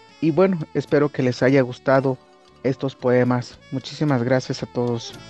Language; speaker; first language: Spanish; non-native, local second language; Tzotzil